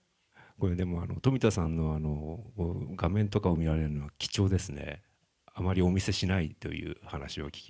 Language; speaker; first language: Japanese; native; Japanese